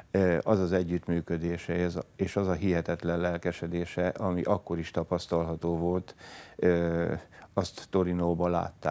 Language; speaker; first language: Hungarian; native; Hungarian